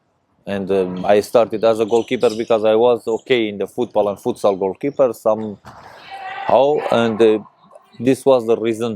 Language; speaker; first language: English; non-native, learner; Persian